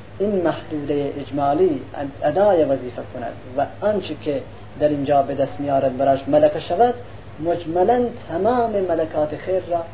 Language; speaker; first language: Persian; non-native, local second language; Central Kurdish